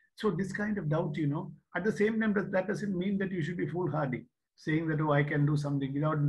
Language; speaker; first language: English; non-native, local second language; Malayalam